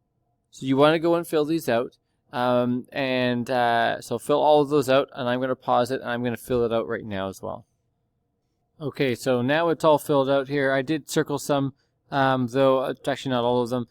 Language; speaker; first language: English; native; English